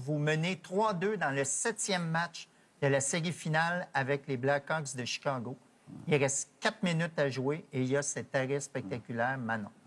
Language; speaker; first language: French; native; French